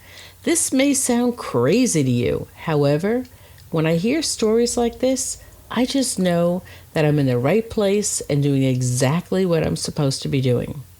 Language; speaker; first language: English; native; English